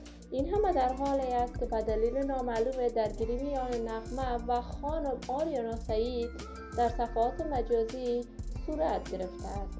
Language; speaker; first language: Persian; native; Persian